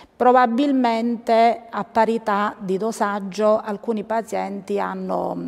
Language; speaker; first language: Italian; native; Italian